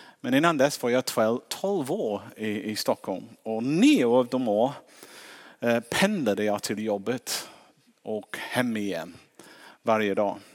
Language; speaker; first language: Swedish; non-native, fluent; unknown